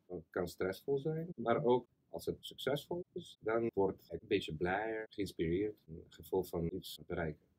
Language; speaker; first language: Dutch; non-native, fluent; Russian